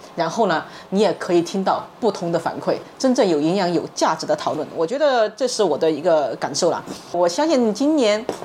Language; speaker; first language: Chinese; native; Chinese